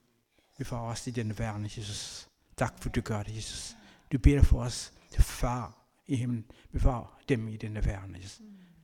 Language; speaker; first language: Danish; non-native, learner; Kabuverdianu